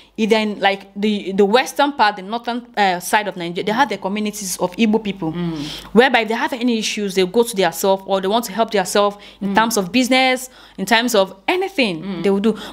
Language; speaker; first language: English; non-native, local second language; Igbo